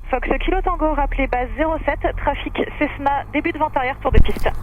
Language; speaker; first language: French; native; French